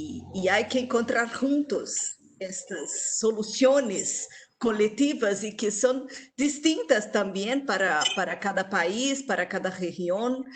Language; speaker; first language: Spanish; non-native, local second language; Portuguese